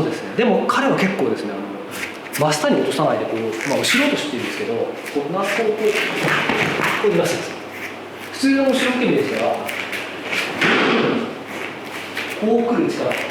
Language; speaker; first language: Japanese; native; Japanese